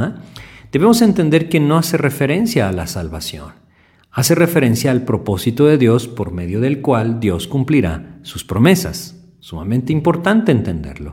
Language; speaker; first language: Spanish; native; Spanish